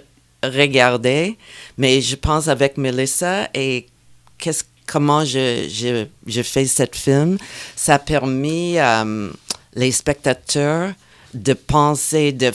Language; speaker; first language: French; non-native, fluent; English